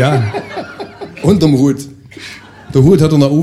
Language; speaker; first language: German; native; German